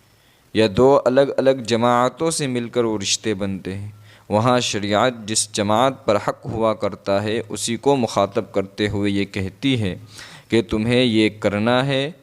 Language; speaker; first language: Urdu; non-native, local second language; Gujarati